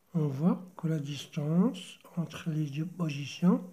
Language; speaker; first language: French; non-native, local second language; Arabic